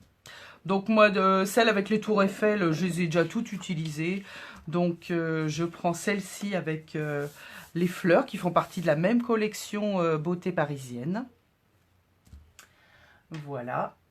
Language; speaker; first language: French; native; French